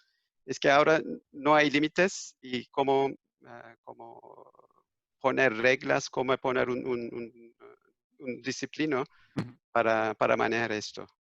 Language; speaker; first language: Spanish; non-native, fluent; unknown